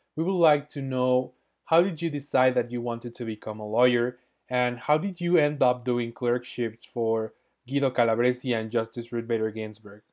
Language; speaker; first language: English; non-native, fluent; Spanish